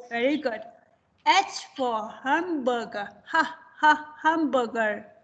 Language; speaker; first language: English; non-native, learner; Tibetan